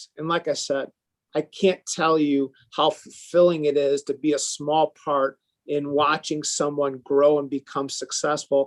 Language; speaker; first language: English; native; English